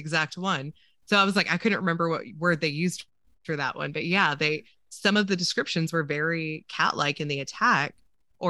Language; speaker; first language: English; native; English